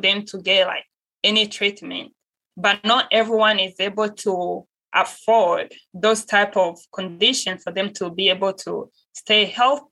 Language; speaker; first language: English; non-native, local second language; Kinyarwanda